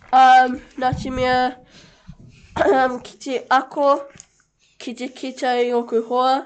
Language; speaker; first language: Māori; non-native, local second language; English